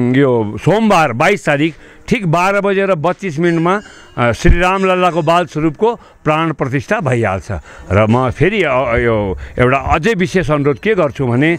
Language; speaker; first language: Nepali; native; Nepali